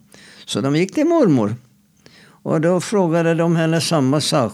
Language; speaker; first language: Swedish; non-native, fluent; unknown